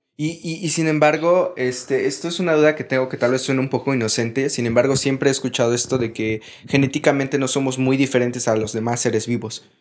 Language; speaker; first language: Spanish; native; Spanish